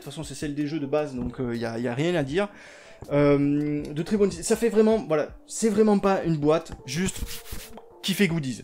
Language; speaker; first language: French; native; French